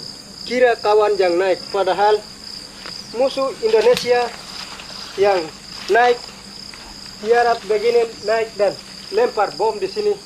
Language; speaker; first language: Indonesian; non-native, local second language; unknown